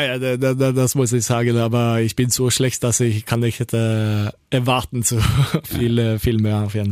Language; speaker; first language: German; non-native, learner; Norwegian